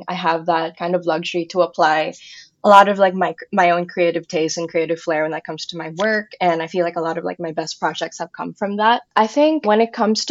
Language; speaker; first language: English; non-native, local second language; Filipino